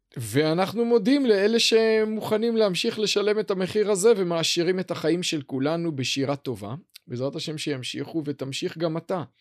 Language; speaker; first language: Hebrew; native; Hebrew